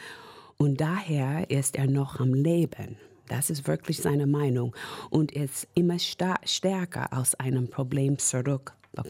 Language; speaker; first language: German; non-native, fluent; English